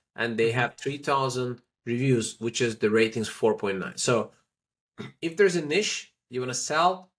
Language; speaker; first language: English; non-native, fluent; Turkish